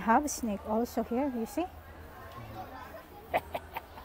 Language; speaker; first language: English; non-native, learner; Filipino